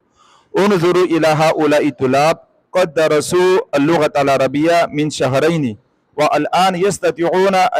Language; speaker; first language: Arabic; non-native, fluent; Urdu